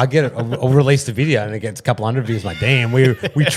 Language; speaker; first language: English; native; English